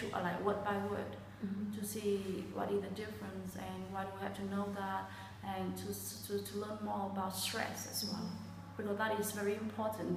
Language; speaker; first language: English; non-native, fluent; Vietnamese